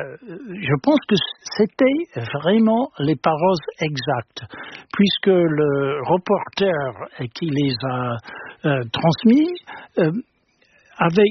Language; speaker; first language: French; non-native, fluent; English